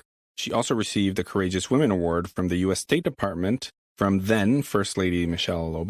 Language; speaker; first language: English; native; English